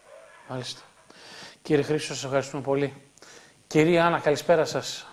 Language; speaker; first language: Greek; native; Greek